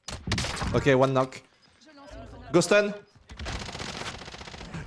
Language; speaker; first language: English; non-native, learner; French